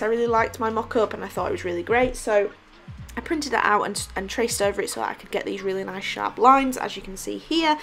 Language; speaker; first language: English; native; English